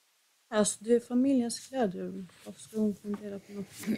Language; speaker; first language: Swedish; non-native, fluent; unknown